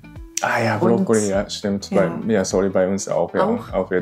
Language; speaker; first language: German; non-native, learner; Japanese